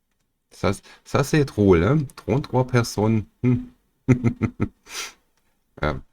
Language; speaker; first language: French; non-native, learner; German